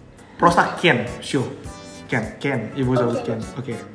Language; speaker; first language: Russian; non-native, learner; Indonesian